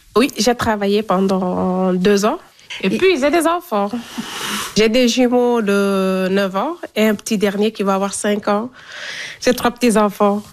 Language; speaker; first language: French; non-native, local second language; Fula